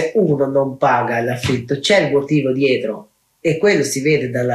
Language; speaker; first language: Italian; non-native, fluent; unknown